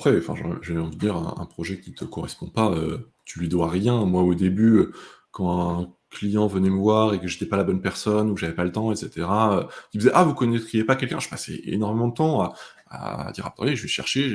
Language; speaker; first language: French; native; French